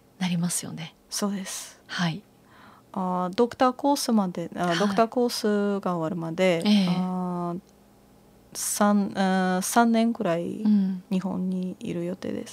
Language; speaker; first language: Japanese; non-native, fluent; Latvian